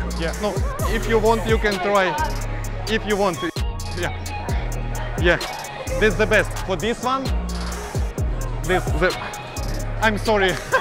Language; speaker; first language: English; non-native, learner; Russian